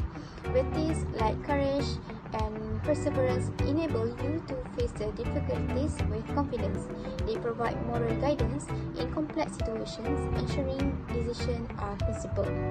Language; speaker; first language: English; non-native, local second language; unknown